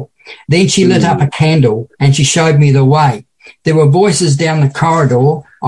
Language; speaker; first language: English; native; English